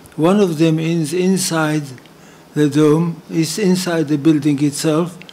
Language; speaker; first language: English; non-native, fluent; Hebrew